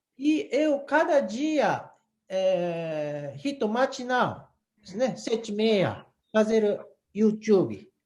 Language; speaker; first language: Portuguese; non-native, learner; Japanese